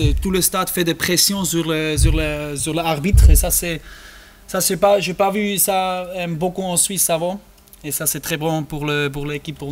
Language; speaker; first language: French; non-native, learner; German